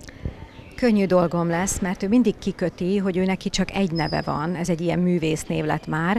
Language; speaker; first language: Hungarian; native; Hungarian